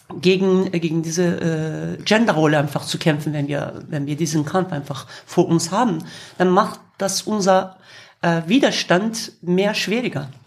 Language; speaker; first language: German; non-native, fluent; Kurdish